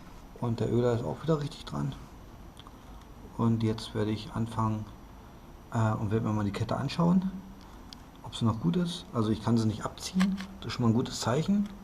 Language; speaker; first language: German; native; German